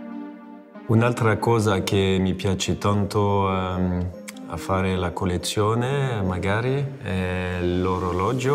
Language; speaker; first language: Italian; non-native, fluent; French